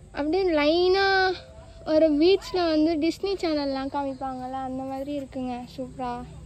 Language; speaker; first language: Tamil; non-native, local second language; Telugu